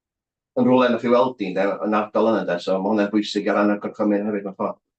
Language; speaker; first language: Welsh; native; Welsh